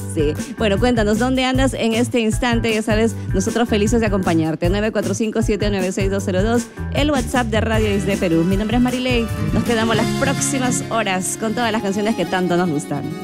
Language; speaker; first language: Spanish; native; Spanish